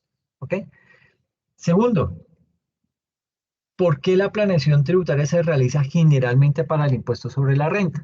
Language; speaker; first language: Spanish; native; Spanish